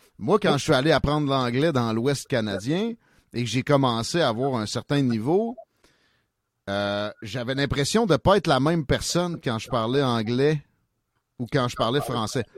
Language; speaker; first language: French; native; French